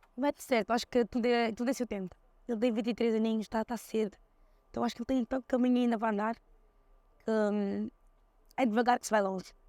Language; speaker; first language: Portuguese; early bilingual, other home language; Kabuverdianu